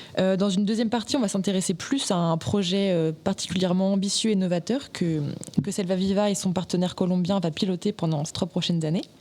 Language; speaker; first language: French; native; French